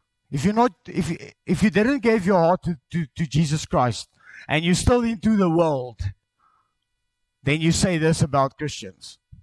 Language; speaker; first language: English; non-native, local second language; Afrikaans